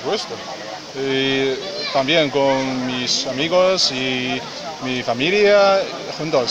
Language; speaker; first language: Spanish; non-native, learner; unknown